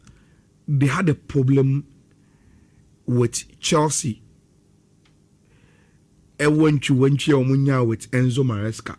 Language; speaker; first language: English; non-native, local second language; Akan